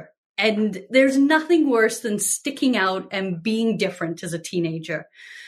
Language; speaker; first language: English; native; English